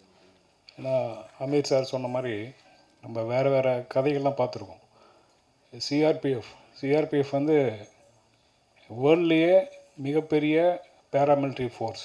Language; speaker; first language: Tamil; native; Tamil